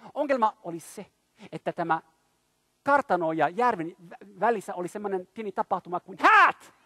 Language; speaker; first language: Finnish; non-native, fluent; French